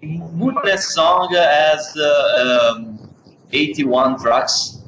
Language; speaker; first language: English; non-native, learner; Italian